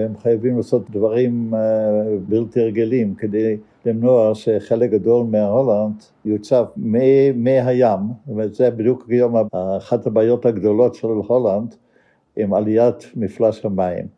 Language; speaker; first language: Hebrew; non-native, fluent; Dutch